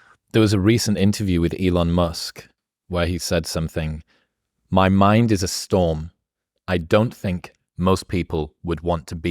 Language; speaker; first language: English; native; English